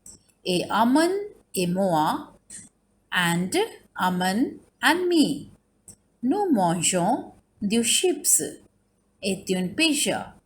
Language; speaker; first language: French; non-native, fluent; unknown